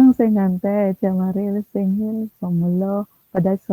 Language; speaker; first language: Korean; non-native, learner; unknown